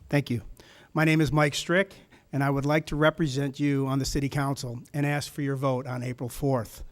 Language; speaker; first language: English; early bilingual, other home language; German